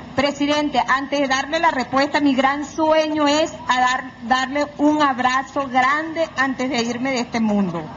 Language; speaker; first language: Spanish; native; Spanish